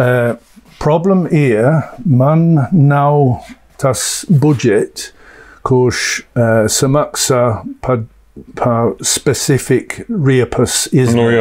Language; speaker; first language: Latvian; non-native, learner; English